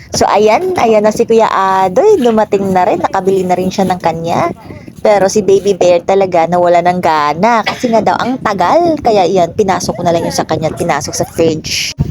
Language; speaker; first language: Filipino; non-native, local second language; Cebuano